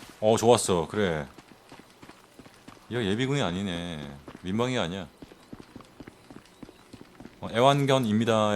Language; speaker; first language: Korean; native; Korean